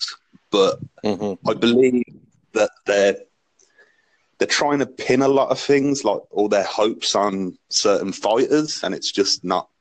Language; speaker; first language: English; native; English